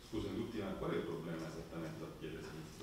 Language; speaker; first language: Italian; native; Italian